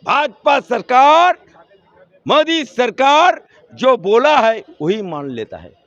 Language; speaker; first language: Hindi; non-native, local second language; Bangla